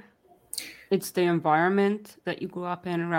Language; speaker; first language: English; early bilingual, other home language; Yiddish